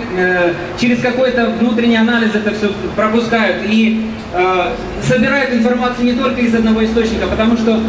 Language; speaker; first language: Russian; native; Russian